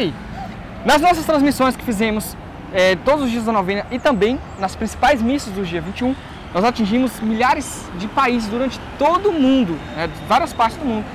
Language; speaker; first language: Portuguese; native; Portuguese